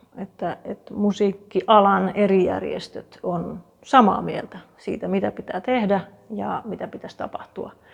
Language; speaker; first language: Finnish; native; Finnish